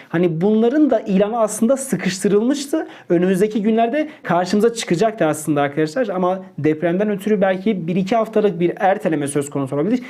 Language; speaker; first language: Turkish; native; Turkish